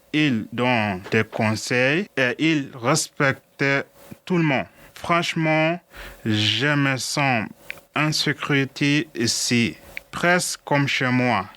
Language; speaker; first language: French; non-native, learner; Arabic